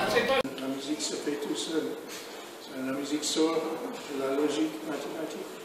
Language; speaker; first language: French; non-native, fluent; English